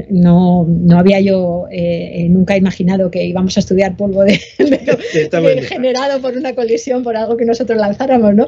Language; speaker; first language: Spanish; native; Spanish